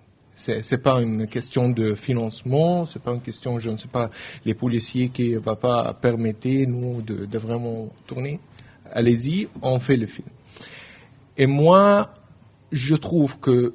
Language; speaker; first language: French; non-native, learner; Arabic